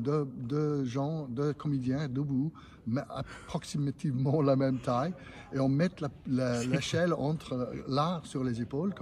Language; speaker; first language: French; non-native, fluent; English